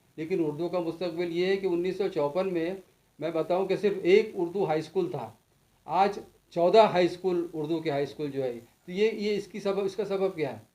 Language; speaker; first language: Urdu; native; Urdu